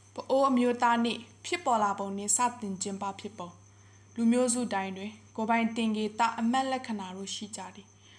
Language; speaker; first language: Burmese; non-native, local second language; Pa'o Karen